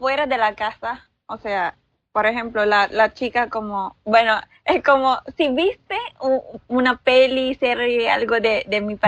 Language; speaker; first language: Spanish; non-native, learner; Filipino